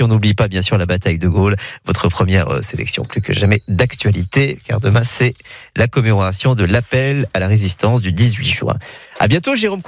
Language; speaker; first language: French; native; French